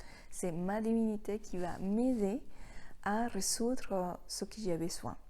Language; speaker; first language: French; non-native, fluent; Spanish